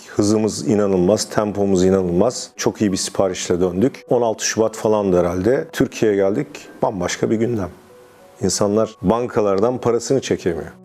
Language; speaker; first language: Turkish; native; Turkish